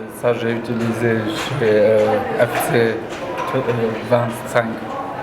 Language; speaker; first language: French; non-native, local second language; Luxembourgish